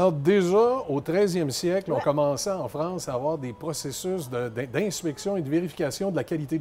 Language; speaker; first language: French; native; French